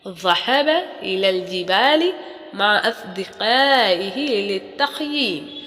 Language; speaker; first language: Arabic; non-native, fluent; Urdu